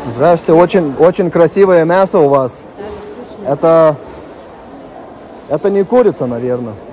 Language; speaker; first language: Russian; non-native, learner; Lithuanian